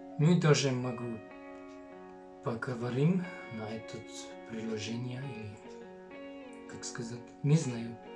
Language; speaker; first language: Russian; non-native, learner; Finnish